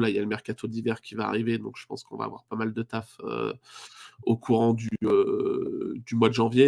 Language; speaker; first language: French; native; French